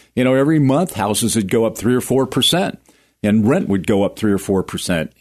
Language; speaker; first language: English; native; English